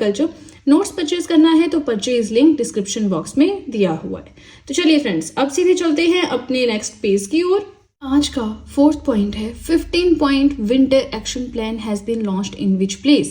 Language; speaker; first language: Hindi; native; Hindi